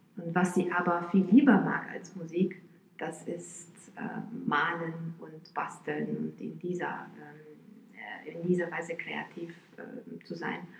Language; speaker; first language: German; non-native, fluent; Romanian